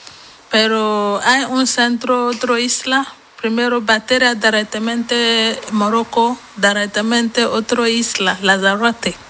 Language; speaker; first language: Spanish; non-native, learner; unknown